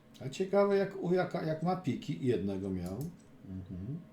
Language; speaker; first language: Polish; native; Polish